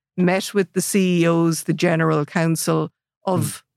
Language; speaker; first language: English; native; English